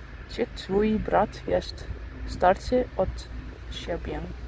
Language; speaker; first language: Polish; non-native, learner; Dutch